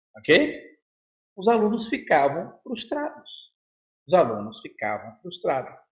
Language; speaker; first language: Portuguese; native; Portuguese